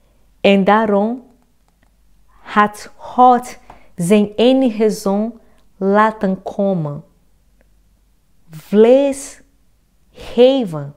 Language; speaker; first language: Dutch; non-native, fluent; Portuguese